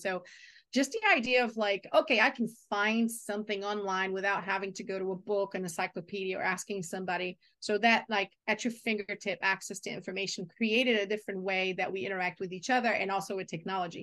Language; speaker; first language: English; non-native, fluent; Portuguese